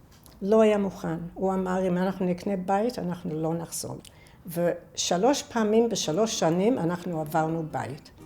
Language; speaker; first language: Hebrew; non-native, fluent; English